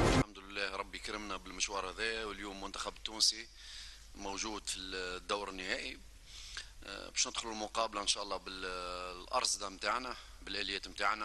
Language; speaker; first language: Arabic; native; Arabic